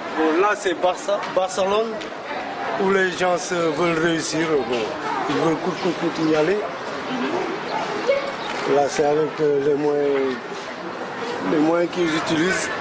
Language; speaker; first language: French; non-native, local second language; Wolof